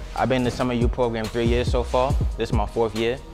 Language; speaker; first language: English; native; English